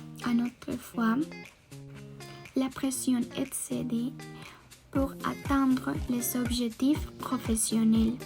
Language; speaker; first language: French; non-native, learner; Spanish